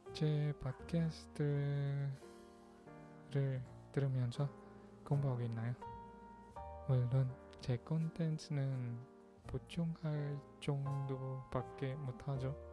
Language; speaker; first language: Korean; non-native, learner; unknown